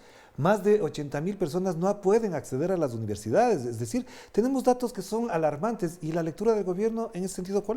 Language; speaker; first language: Spanish; native; Spanish